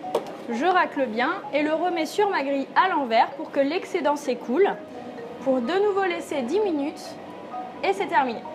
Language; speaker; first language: French; native; French